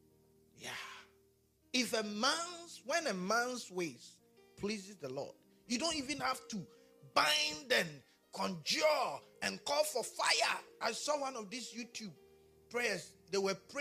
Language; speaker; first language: English; non-native, local second language; Akan